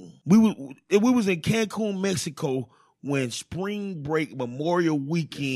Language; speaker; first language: English; native; English